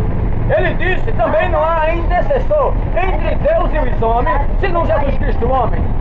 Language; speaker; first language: Portuguese; native; Portuguese